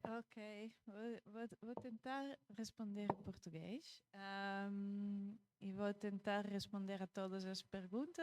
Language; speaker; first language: Portuguese; non-native, fluent; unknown